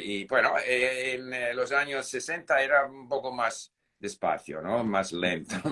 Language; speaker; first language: Spanish; non-native, fluent; English